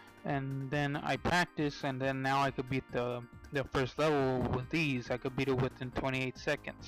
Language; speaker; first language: English; native; English